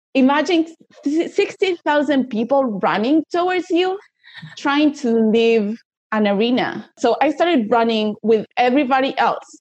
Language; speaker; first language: English; non-native, fluent; Spanish